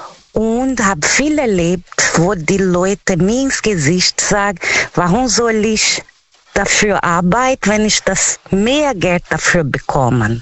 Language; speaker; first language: German; non-native, fluent; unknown